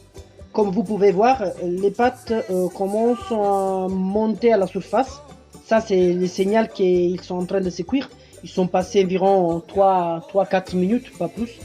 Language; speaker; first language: French; non-native, fluent; Italian